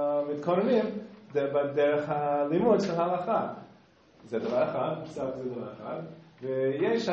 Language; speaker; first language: Hebrew; non-native, fluent; English